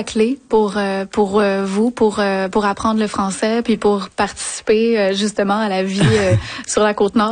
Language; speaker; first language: French; native; French